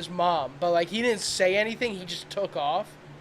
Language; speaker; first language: English; native; English